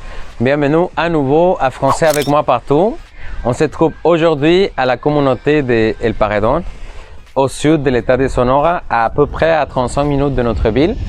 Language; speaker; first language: French; non-native, fluent; Spanish